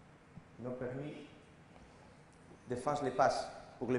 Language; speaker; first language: French; non-native, learner; Spanish